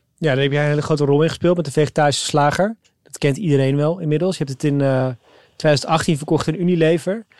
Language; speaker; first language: Dutch; native; Dutch